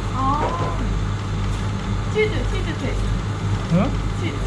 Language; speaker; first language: English; non-native, learner; Korean